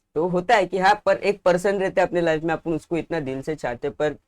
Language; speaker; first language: Hindi; non-native, local second language; Marathi